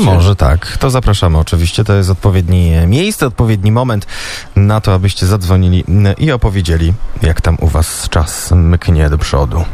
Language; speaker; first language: Polish; native; Polish